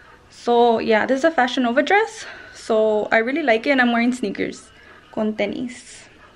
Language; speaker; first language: English; native; English